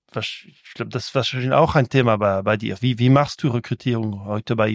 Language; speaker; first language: German; non-native, local second language; French